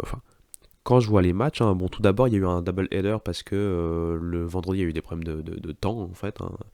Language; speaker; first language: French; native; French